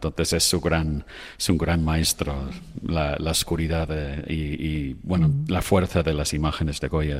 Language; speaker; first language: Spanish; non-native, fluent; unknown